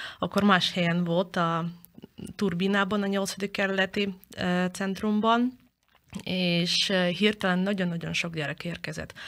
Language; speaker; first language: Hungarian; non-native, fluent; Ukrainian